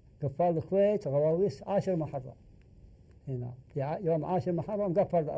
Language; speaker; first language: Arabic; native; Arabic